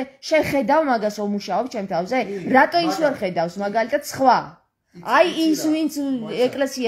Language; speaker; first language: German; non-native, fluent; Georgian